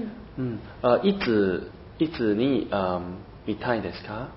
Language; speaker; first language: Japanese; non-native, learner; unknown